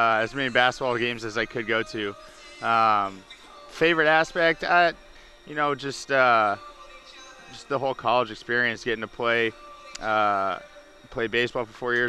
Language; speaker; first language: English; native; English